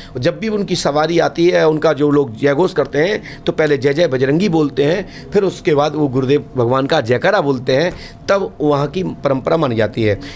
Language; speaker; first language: Hindi; native; Hindi